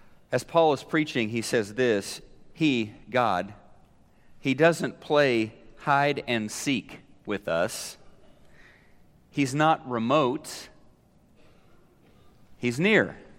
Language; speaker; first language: English; native; English